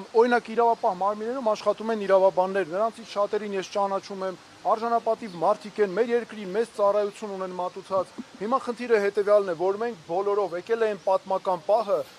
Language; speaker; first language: Armenian; native; Armenian